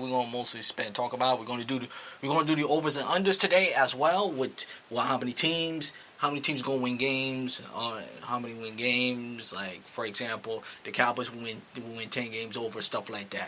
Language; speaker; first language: English; native; English